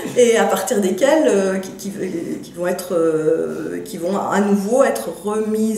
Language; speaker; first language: French; native; French